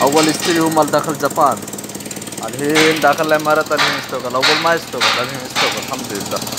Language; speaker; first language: Arabic; non-native, learner; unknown